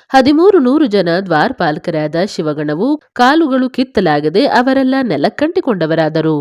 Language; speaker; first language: Kannada; native; Kannada